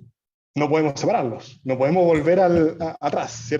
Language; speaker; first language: Spanish; native; Spanish